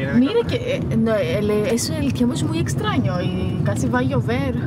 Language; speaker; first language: Spanish; non-native, fluent; Greek